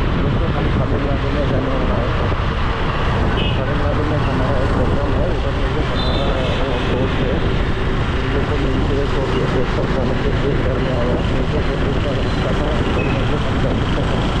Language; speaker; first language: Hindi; non-native, local second language; Bodo